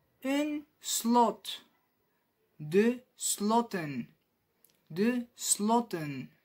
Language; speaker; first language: Dutch; non-native, fluent; Arabic